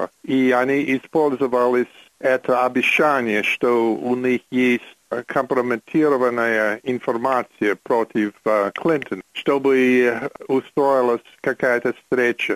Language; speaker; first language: Russian; non-native, fluent; English